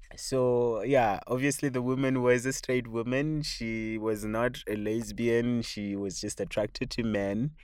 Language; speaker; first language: English; non-native, local second language; Shona